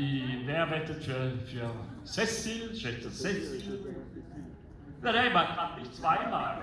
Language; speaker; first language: German; non-native, local second language; French